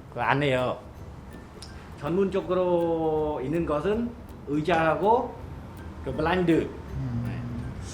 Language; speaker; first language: Korean; non-native, learner; Khmer